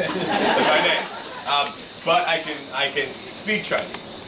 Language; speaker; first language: English; native; English